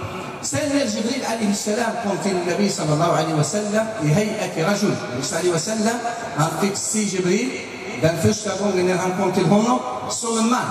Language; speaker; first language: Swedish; non-native, fluent; Arabic